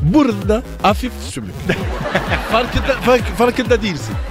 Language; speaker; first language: Turkish; non-native, fluent; French